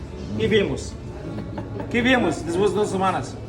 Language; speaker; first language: Portuguese; non-native, learner; Arabic